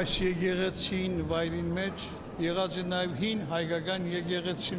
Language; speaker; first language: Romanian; non-native, learner; Armenian